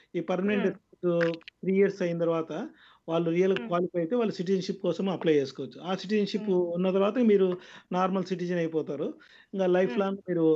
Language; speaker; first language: Telugu; native; Telugu